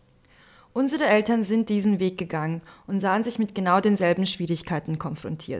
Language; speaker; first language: German; early bilingual, other home language; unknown